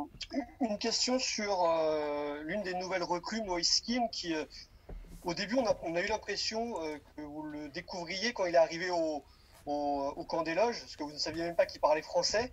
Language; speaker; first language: French; native; French